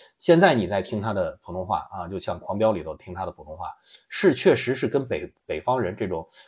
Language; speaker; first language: Chinese; native; Chinese